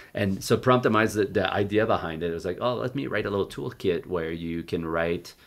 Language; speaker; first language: English; native; English